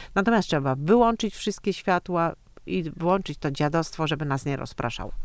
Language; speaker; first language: Polish; native; Polish